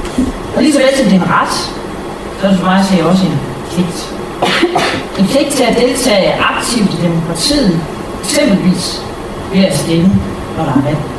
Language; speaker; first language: Danish; native; Danish